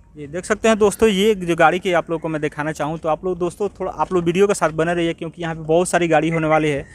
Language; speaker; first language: Hindi; native; Hindi